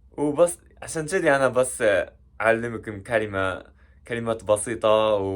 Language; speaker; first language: Arabic; non-native, learner; Japanese